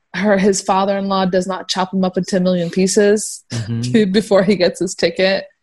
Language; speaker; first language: English; early bilingual, heritage; Persian